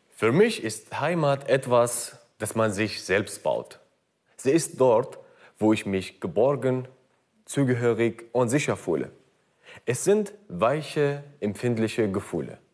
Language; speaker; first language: German; non-native, fluent; Kurdish